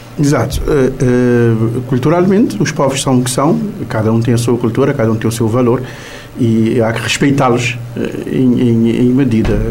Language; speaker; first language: Portuguese; non-native, local second language; Kabuverdianu